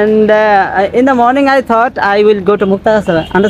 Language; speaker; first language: English; non-native, learner; Bangla